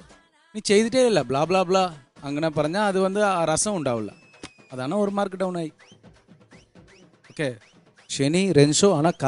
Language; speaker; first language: Malayalam; non-native, local second language; Tamil